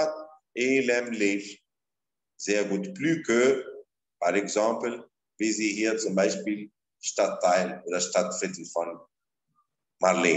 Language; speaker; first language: German; non-native, fluent; Arabic